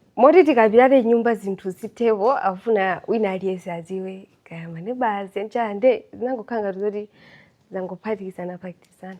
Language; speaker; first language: Nyanja; non-native, local second language; Tumbuka